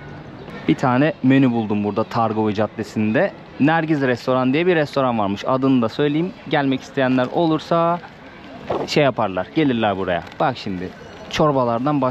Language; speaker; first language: Turkish; native; Turkish